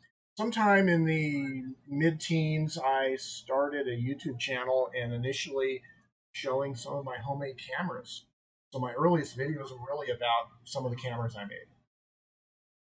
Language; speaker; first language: English; native; English